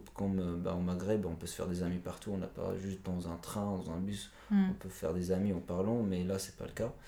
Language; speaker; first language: French; non-native, local second language; Arabic